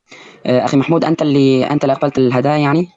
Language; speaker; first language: Arabic; native; Arabic